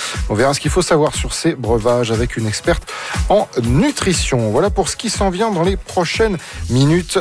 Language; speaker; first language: French; native; French